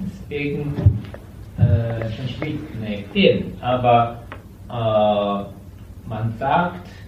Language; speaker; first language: German; non-native, learner; Japanese